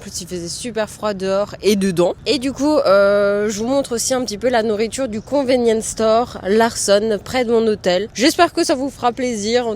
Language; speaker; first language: French; native; French